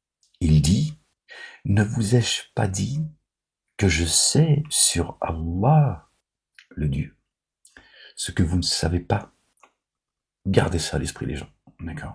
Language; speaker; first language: French; native; French